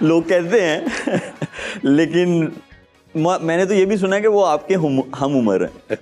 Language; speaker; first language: Urdu; non-native, local second language; Punjabi